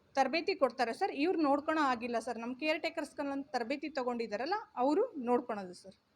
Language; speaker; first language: Kannada; native; Kannada